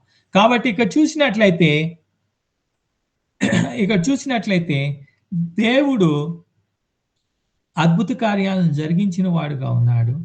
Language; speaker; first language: Telugu; native; Telugu